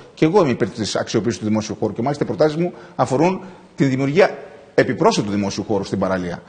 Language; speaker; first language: Greek; native; Greek